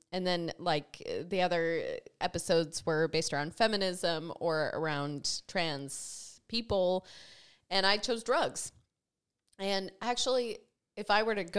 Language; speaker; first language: English; native; English